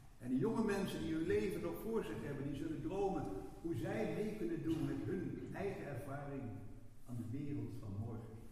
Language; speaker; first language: Dutch; native; Dutch